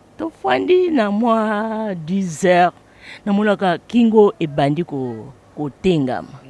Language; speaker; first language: Lingala; non-native, local second language; Luba-Lulua